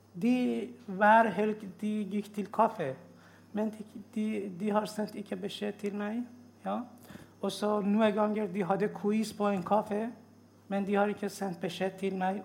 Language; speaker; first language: Norwegian; non-native, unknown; Persian